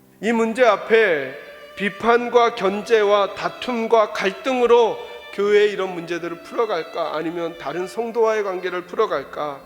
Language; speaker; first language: Korean; native; Korean